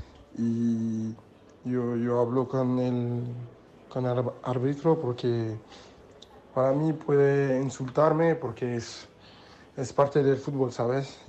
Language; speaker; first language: Spanish; non-native, learner; French